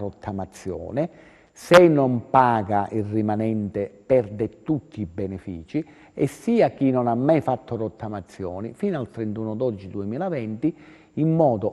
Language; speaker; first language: Italian; native; Italian